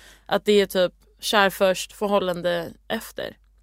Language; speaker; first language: Swedish; early bilingual, other home language; English